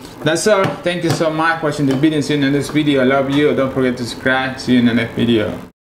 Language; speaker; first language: English; non-native, learner; Spanish